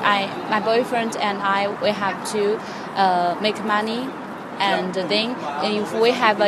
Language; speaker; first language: English; non-native, fluent; Chinese